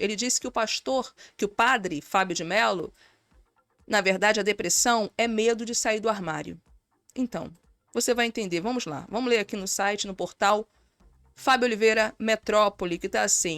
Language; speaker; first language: Portuguese; native; Portuguese